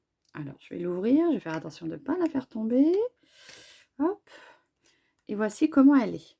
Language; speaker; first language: French; native; French